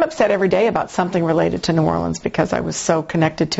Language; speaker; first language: English; native; English